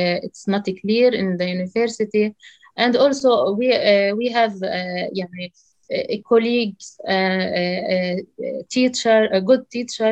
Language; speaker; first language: English; non-native, learner; Arabic